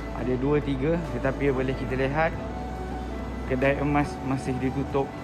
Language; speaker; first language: Malay; native; Malay